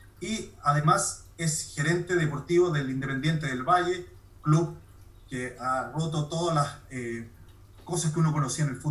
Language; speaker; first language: Spanish; native; Spanish